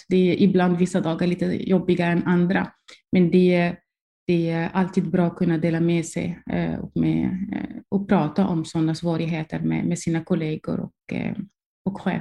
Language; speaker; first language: Swedish; non-native, fluent; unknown